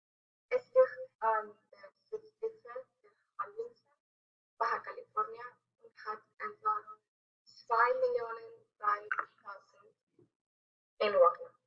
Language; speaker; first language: German; non-native, learner; Spanish